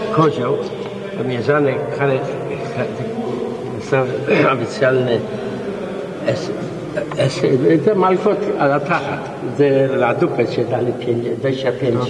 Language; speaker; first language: Polish; non-native, local second language; Yiddish